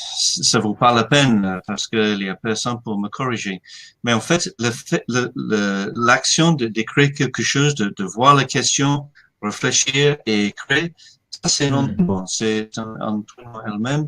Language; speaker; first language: French; non-native, fluent; English